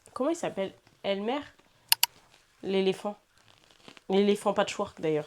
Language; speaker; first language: French; native; French